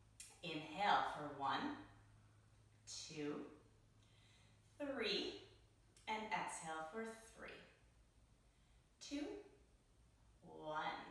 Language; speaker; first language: English; native; English